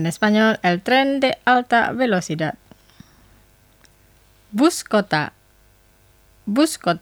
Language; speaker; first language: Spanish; non-native, fluent; Indonesian